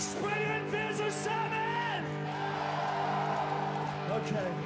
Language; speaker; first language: German; non-native, learner; English